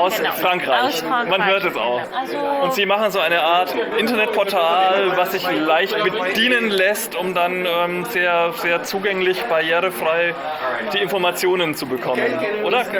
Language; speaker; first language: German; native; German